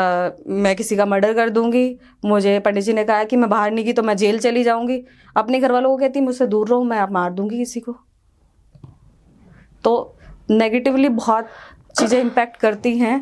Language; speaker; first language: Hindi; native; Hindi